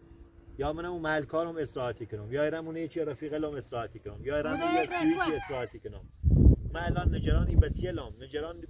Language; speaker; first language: Persian; non-native, local second language; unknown